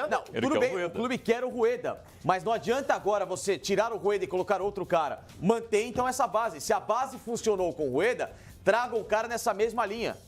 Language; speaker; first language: Portuguese; native; Portuguese